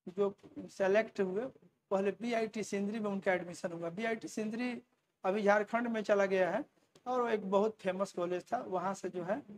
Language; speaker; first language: Hindi; native; Hindi